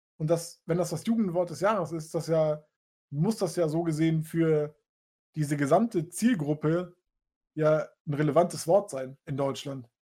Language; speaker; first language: German; native; German